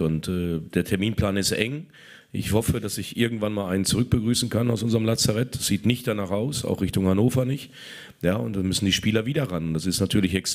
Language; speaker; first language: German; native; German